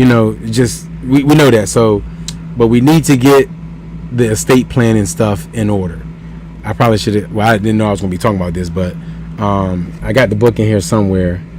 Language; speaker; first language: English; native; English